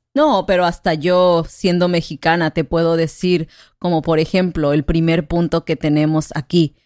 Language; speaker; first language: Spanish; native; Spanish